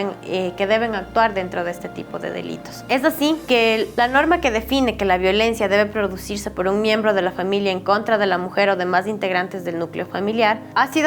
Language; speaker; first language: Spanish; native; Spanish